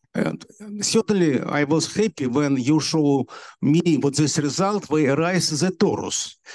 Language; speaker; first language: English; non-native, learner; Russian